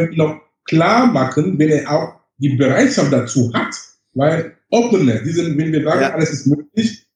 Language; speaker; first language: German; non-native, fluent; English